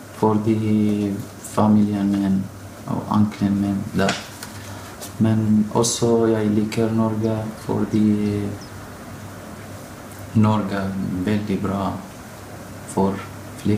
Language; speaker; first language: Norwegian; non-native, learner; Kurdish